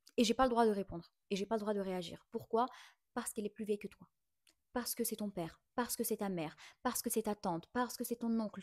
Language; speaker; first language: French; non-native, local second language; Arabic